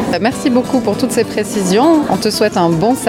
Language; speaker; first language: French; native; French